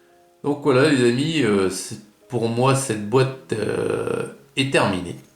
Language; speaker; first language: French; native; French